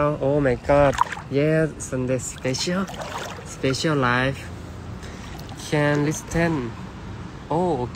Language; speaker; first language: English; non-native, learner; Thai